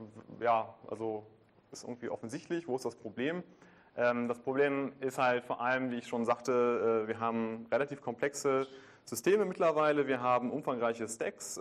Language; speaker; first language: German; native; German